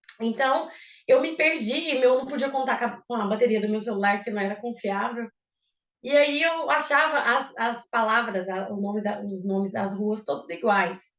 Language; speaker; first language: Portuguese; native; Portuguese